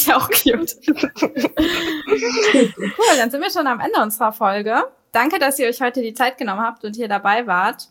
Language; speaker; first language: German; native; German